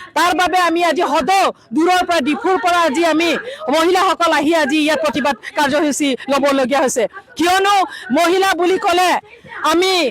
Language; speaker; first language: Assamese; non-native, local second language; Karbi